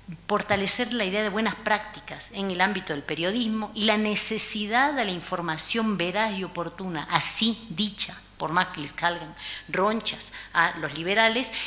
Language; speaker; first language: Spanish; native; Spanish